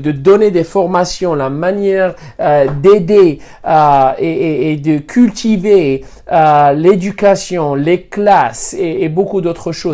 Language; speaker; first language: French; non-native, fluent; Spanish